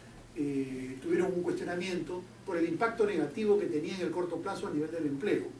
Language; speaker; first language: Spanish; native; Spanish